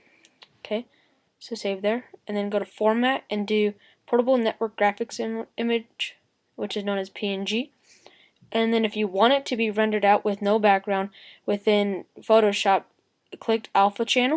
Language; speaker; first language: English; native; English